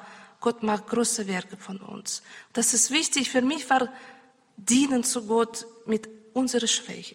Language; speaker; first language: German; non-native, learner; Russian